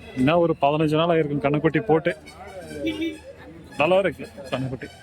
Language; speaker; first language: Tamil; native; Tamil